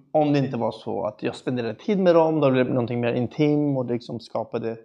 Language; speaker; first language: Swedish; early bilingual, other home language; Spanish